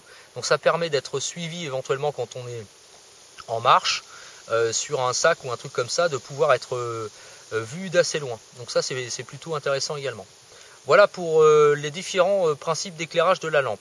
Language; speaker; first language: French; native; French